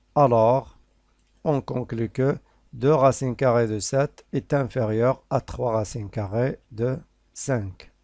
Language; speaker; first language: French; non-native, local second language; Arabic